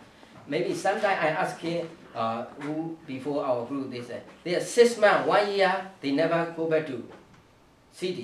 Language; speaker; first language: English; non-native, learner; Burmese